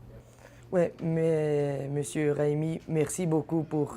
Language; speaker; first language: French; non-native, fluent; Portuguese